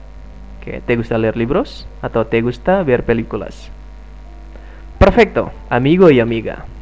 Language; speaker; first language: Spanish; non-native, fluent; Indonesian